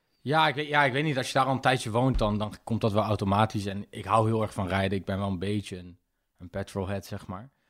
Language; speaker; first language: Dutch; native; Dutch